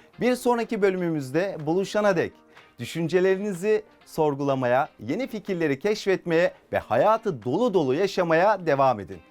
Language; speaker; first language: Turkish; native; Turkish